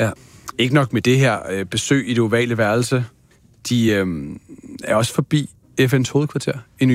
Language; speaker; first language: Danish; native; Danish